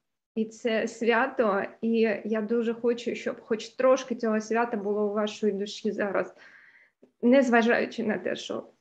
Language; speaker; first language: Ukrainian; non-native, local second language; Russian